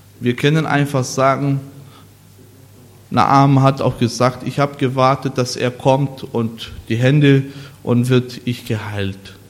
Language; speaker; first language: German; non-native, learner; Portuguese